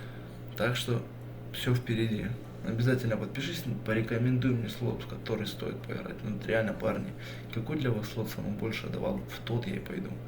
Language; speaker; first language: Russian; native; Russian